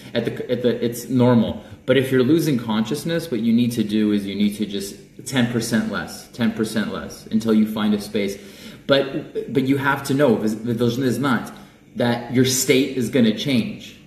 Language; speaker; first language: English; native; English